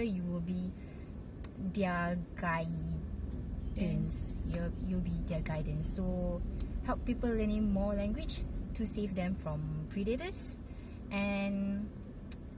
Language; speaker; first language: English; non-native, local second language; Malay